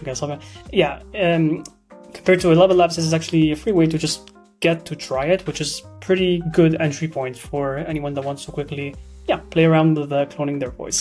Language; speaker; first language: English; non-native, fluent; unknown